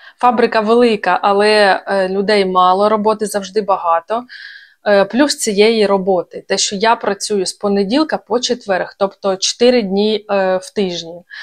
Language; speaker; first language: Ukrainian; native; Ukrainian